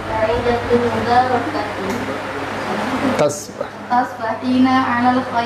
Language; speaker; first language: Arabic; non-native, learner; Indonesian